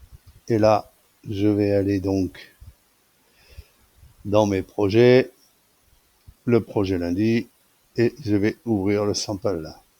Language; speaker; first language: French; native; French